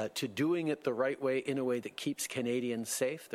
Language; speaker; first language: English; early bilingual, other home language; French